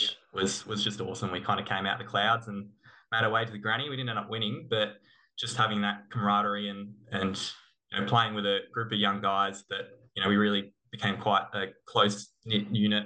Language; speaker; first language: English; native; English